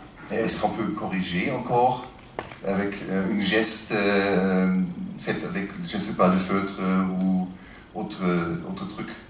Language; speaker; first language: French; non-native, fluent; German